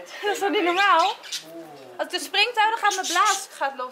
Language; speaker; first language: Dutch; native; Dutch